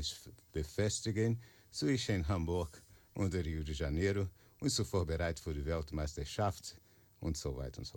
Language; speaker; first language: German; non-native, learner; Portuguese